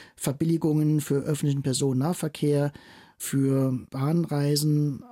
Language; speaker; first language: German; native; German